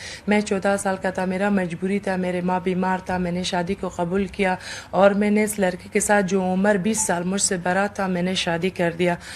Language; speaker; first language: Hindi; non-native, learner; Persian